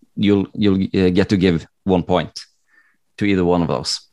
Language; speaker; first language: English; non-native, fluent; Norwegian